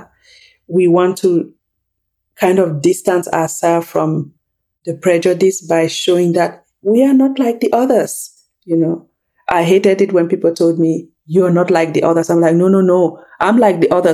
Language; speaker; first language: English; non-native, local second language; French